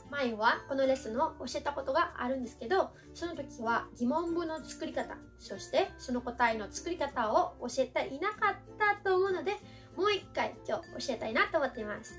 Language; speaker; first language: Japanese; non-native, fluent; Filipino